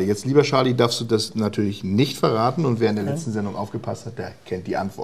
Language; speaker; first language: German; native; German